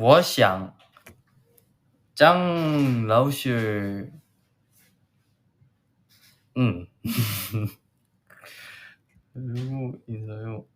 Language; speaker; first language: Chinese; non-native, learner; Korean